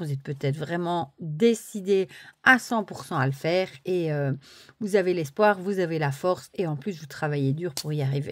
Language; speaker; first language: French; native; French